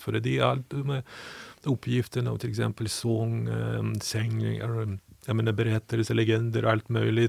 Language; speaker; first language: Swedish; non-native, fluent; Ukrainian